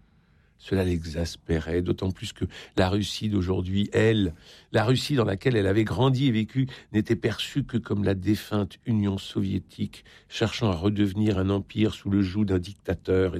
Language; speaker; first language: French; native; French